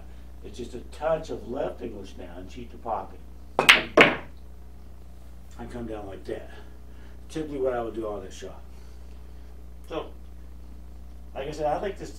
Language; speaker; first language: English; native; English